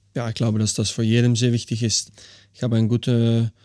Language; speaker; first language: German; non-native, learner; Dutch